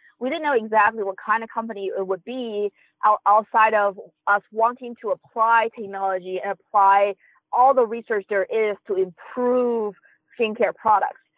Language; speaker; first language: English; early bilingual, other home language; Chinese